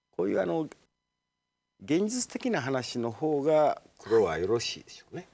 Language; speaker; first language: Japanese; native; Japanese